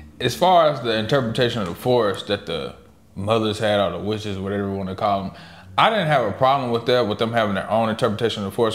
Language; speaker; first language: English; native; English